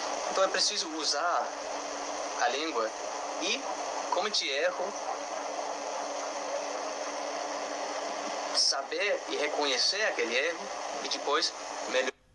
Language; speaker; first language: Portuguese; non-native, fluent; English